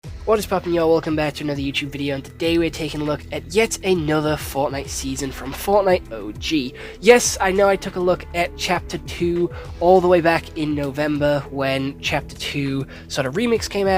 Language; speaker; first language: English; native; English